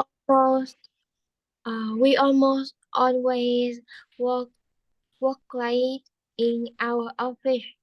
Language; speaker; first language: English; non-native, learner; Vietnamese